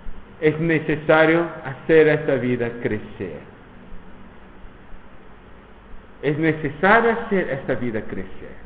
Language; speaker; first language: Spanish; non-native, fluent; Portuguese